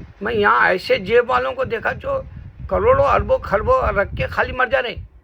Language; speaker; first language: Urdu; native; Urdu